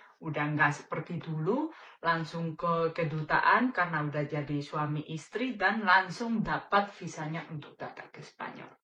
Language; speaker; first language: Indonesian; non-native, fluent; Spanish